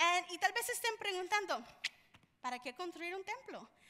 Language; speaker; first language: Spanish; early bilingual, heritage; Spanish